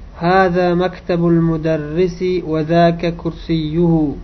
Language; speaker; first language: Arabic; non-native, fluent; Uzbek